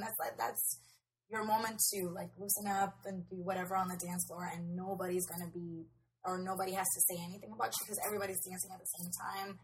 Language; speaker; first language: English; non-native, local second language; Spanish